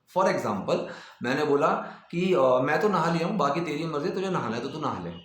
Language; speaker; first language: Hindi; native; Hindi